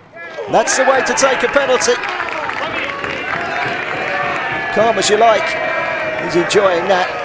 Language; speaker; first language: English; native; English